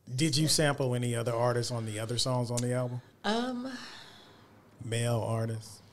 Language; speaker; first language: English; native; English